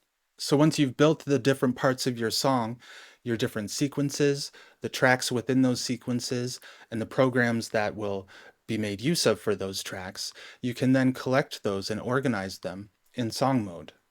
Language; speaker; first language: English; native; English